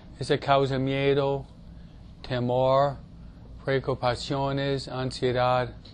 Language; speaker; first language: Spanish; non-native, fluent; English